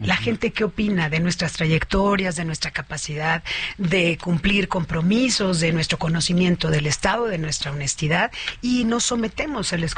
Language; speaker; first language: Spanish; native; Spanish